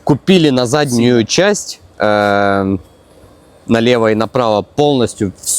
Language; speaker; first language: Russian; native; Russian